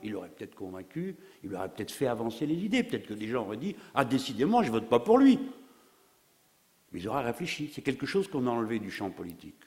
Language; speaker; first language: French; native; French